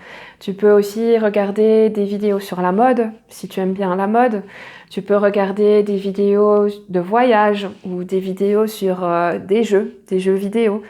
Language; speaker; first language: French; native; French